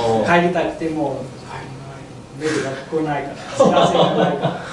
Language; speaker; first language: Japanese; non-native, learner; Vietnamese